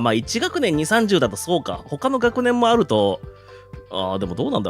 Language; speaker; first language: Japanese; native; Japanese